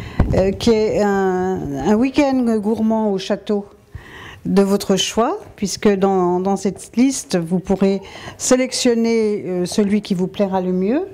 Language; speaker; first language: French; native; French